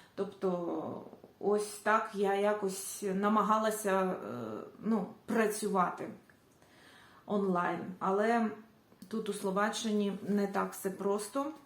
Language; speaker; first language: Ukrainian; native; Ukrainian